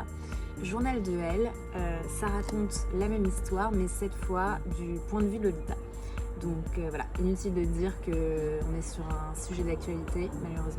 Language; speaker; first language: French; native; French